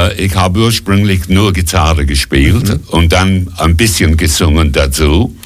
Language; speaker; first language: German; non-native, fluent; English